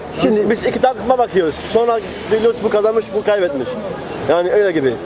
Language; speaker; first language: Turkish; early bilingual, heritage; Turkish